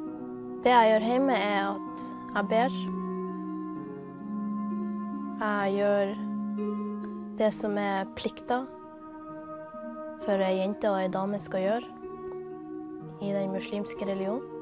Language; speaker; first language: Norwegian; early bilingual, other home language; Somali